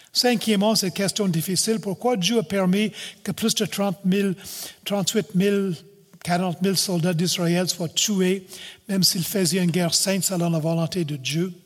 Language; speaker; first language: French; non-native, local second language; English